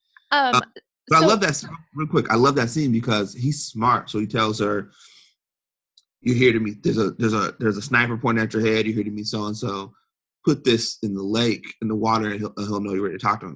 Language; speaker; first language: English; native; English